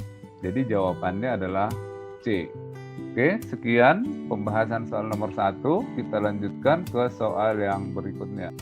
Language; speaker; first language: Indonesian; native; Indonesian